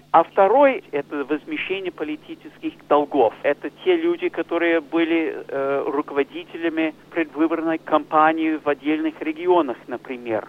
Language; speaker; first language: Russian; non-native, fluent; English